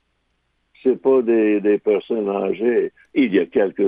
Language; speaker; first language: French; non-native, local second language; English